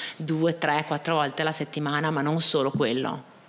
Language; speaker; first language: Italian; native; Italian